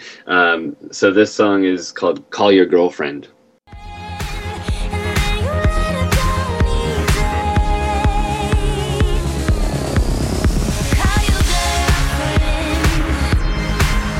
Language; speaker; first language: English; native; English